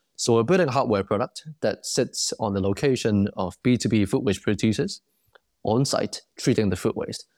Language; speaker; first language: English; non-native, local second language; Cantonese